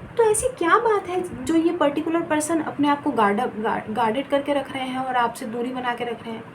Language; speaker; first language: Hindi; non-native, local second language; Bangla